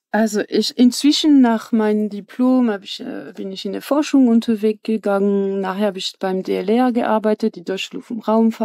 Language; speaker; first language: German; non-native, fluent; French